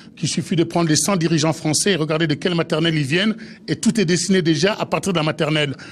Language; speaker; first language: French; native; French